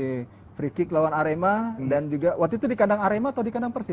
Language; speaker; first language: Indonesian; native; Indonesian